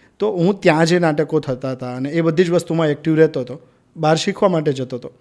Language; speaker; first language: Gujarati; native; Gujarati